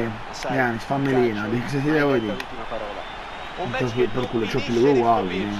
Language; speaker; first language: Italian; native; Italian